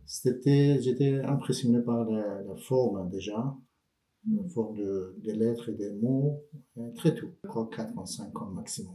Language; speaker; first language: French; non-native, fluent; Persian